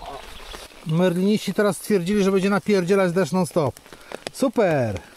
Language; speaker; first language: Polish; native; Polish